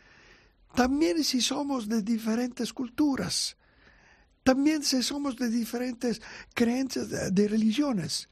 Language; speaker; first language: Spanish; non-native, fluent; Italian